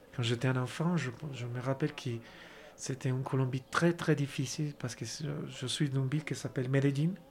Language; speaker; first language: French; non-native, fluent; Spanish